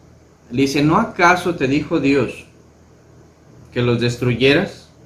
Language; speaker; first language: Spanish; native; Spanish